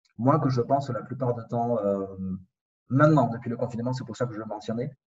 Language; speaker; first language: French; non-native, fluent; Spanish